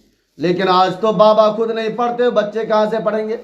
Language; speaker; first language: Urdu; native; Urdu